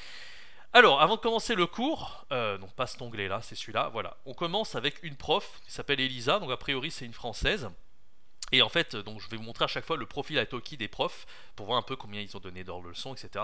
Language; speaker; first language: French; native; French